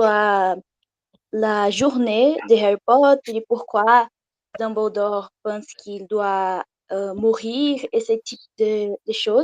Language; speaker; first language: French; non-native, learner; Portuguese